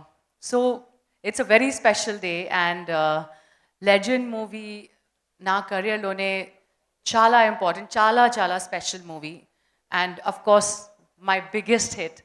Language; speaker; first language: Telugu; non-native, fluent; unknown